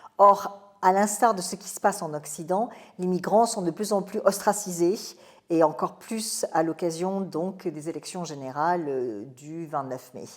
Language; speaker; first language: French; native; French